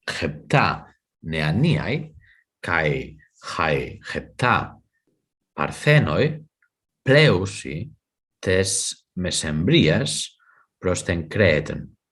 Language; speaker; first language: Greek; non-native, fluent; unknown